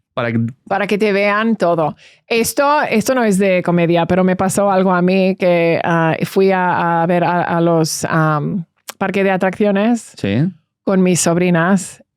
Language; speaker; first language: Spanish; early bilingual, heritage; English